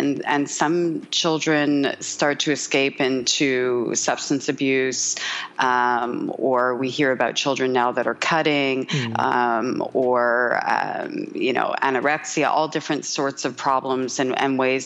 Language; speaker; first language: English; native; English